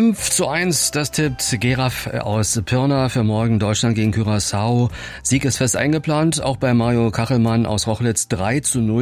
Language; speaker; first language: German; native; German